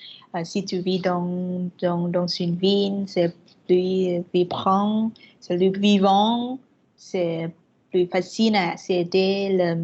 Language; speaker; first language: French; non-native, fluent; Vietnamese